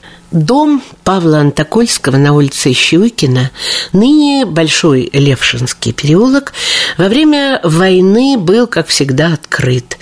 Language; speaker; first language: Russian; native; Russian